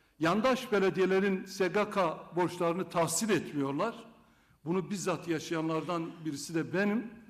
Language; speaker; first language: Turkish; non-native, local second language; Kurdish